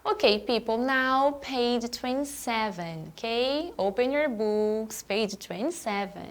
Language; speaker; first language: English; non-native, fluent; Portuguese